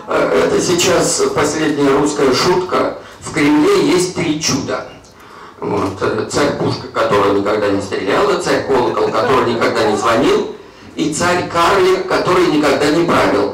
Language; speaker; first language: Polish; non-native, learner; Russian